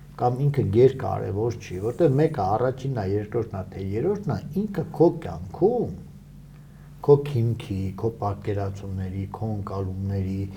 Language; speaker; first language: Armenian; native; Armenian